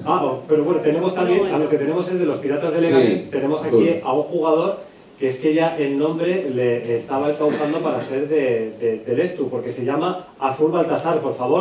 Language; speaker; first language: Spanish; native; Spanish